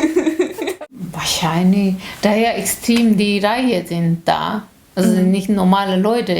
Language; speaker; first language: German; non-native, learner; Korean